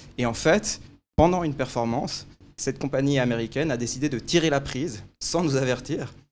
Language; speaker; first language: French; native; French